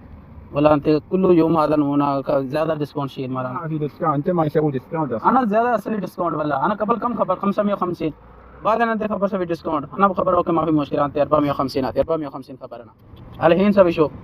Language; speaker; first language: Arabic; non-native, learner; Urdu